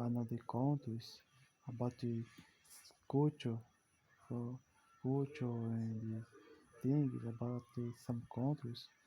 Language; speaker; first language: English; non-native, learner; Portuguese